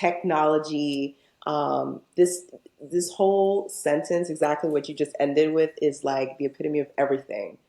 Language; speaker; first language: English; native; English